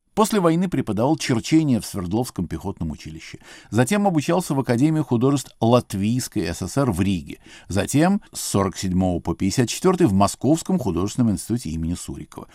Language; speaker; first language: Russian; native; Russian